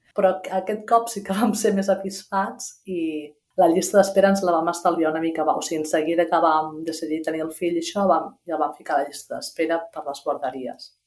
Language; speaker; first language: Catalan; native; Catalan